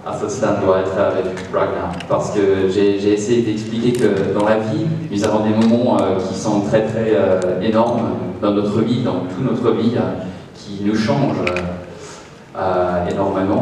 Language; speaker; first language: French; non-native, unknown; English